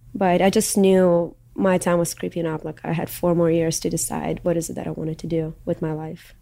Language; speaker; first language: English; early bilingual, other home language; Russian